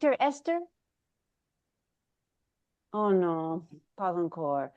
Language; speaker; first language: French; non-native, learner; English